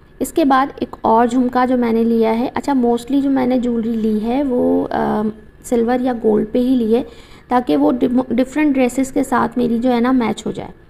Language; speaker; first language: Urdu; native; Urdu